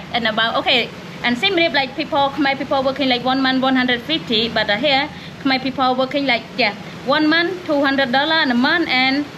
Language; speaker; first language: English; non-native, learner; Khmer